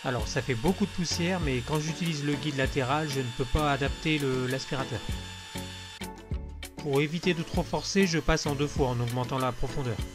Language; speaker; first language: French; native; French